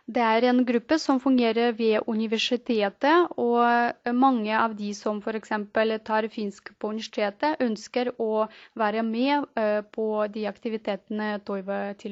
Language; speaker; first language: Norwegian; non-native, fluent; Russian